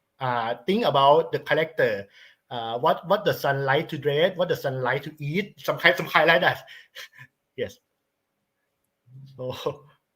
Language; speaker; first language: English; non-native, learner; Thai